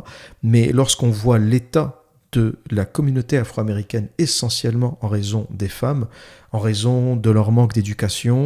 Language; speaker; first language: French; native; French